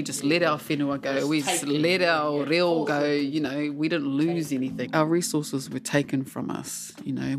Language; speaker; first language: English; non-native, local second language; Māori